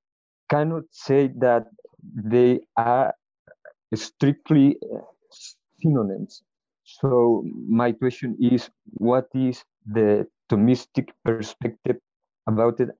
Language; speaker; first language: English; non-native, fluent; Spanish